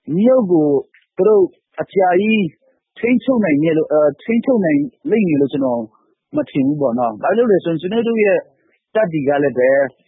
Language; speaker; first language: Burmese; non-native, local second language; Hakha Chin